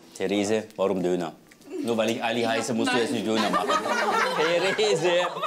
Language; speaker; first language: German; early bilingual, other home language; Turkish